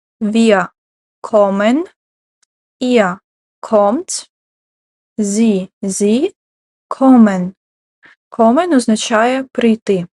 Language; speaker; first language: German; non-native, fluent; Ukrainian